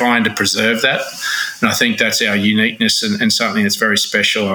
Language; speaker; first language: English; native; English